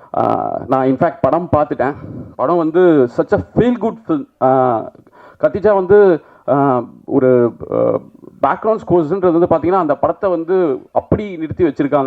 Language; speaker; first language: Tamil; native; Tamil